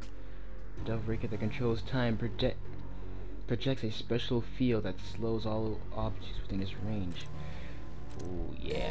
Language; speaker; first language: English; native; English